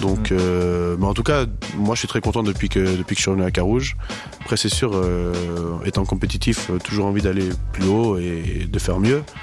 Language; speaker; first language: French; native; French